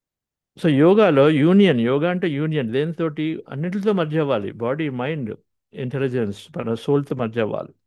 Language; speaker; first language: Telugu; native; Telugu